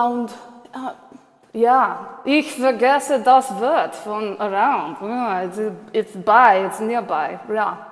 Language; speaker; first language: German; non-native, learner; English